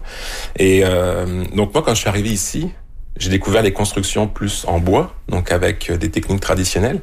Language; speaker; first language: French; native; French